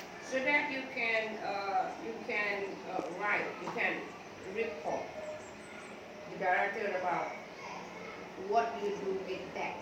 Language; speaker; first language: English; non-native, learner; Thai